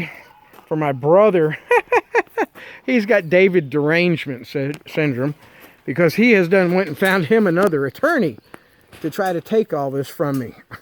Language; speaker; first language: English; native; English